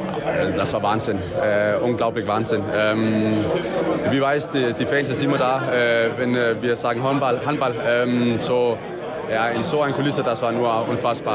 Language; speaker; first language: German; non-native, learner; Danish